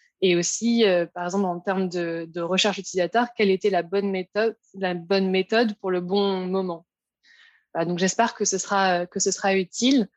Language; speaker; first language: French; native; French